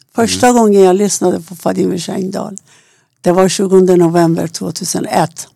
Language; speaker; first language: Swedish; non-native, fluent; Persian